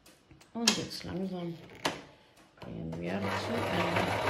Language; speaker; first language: German; non-native, fluent; Croatian